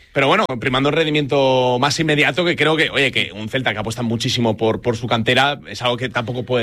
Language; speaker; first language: Spanish; native; Spanish